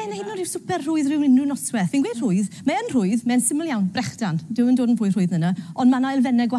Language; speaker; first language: Welsh; native; Welsh